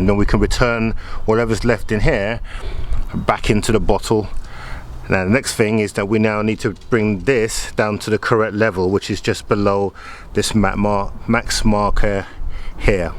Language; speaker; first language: English; native; English